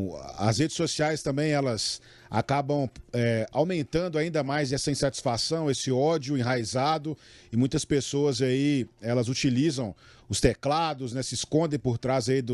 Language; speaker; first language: Portuguese; native; Portuguese